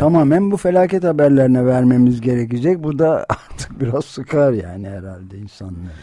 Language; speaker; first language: Turkish; native; Turkish